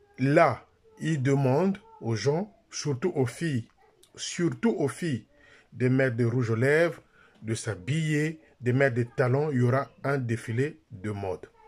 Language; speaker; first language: French; non-native, local second language; Lingala